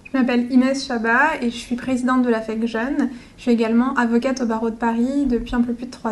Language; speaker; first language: French; native; French